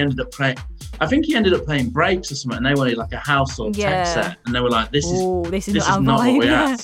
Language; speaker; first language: English; native; English